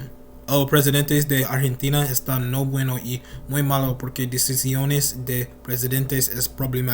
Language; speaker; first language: Spanish; non-native, learner; English